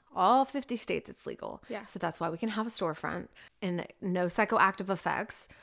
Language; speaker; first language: English; native; English